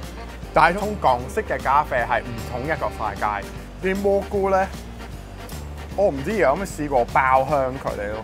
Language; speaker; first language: Chinese; non-native, fluent; English